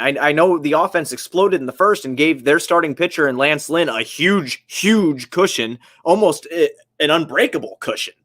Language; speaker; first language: English; native; English